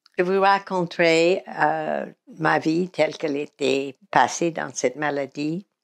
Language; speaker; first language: French; non-native, fluent; English